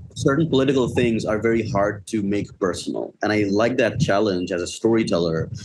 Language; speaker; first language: English; non-native, local second language; Bangla